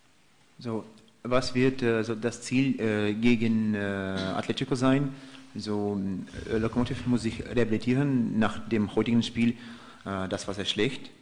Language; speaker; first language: German; non-native, fluent; Russian